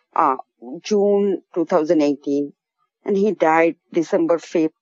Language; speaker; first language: English; non-native, local second language; Bangla